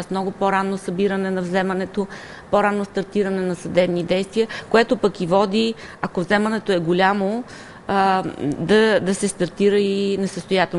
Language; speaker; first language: Bulgarian; native; Bulgarian